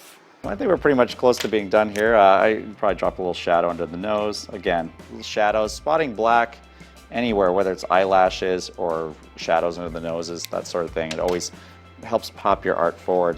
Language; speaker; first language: English; native; English